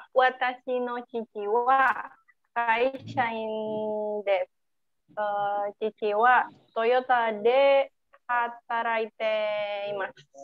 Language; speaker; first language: Japanese; non-native, learner; Indonesian